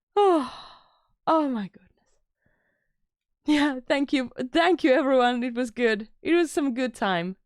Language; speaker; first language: English; non-native, fluent; Finnish